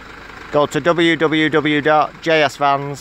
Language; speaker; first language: English; native; English